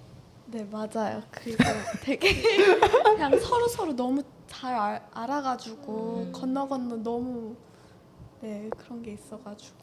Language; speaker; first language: Korean; early bilingual, heritage; Korean